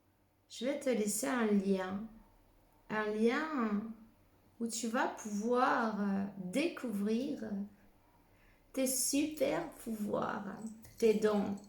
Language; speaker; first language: French; non-native, fluent; Spanish